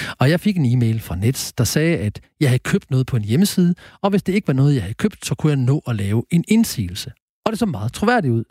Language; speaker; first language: Danish; native; Danish